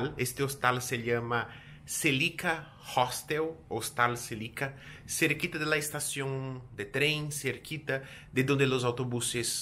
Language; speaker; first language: Spanish; non-native, fluent; Portuguese